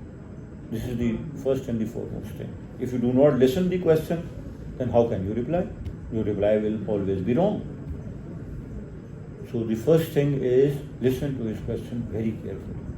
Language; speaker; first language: English; non-native, local second language; Urdu